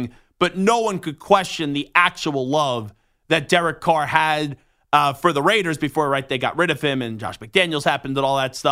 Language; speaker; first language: English; native; English